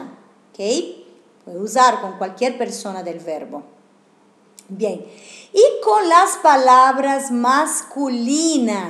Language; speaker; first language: Italian; non-native, fluent; Portuguese